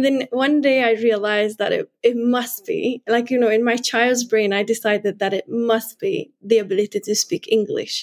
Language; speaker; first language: English; non-native, fluent; Hungarian